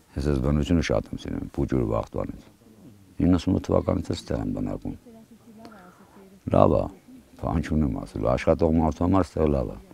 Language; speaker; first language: Armenian; native; Armenian